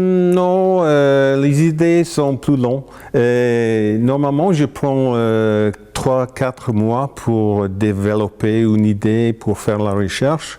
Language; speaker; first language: French; non-native, fluent; English